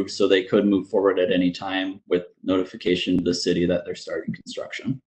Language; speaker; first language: English; native; English